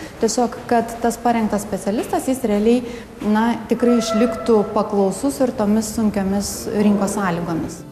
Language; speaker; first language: Lithuanian; native; Lithuanian